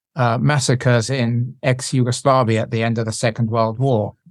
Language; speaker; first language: English; native; English